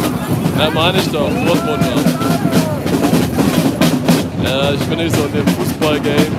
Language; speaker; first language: German; native; German